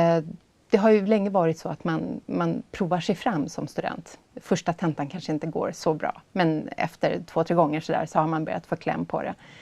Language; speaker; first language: Swedish; native; Swedish